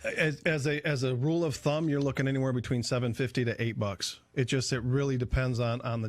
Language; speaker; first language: English; native; English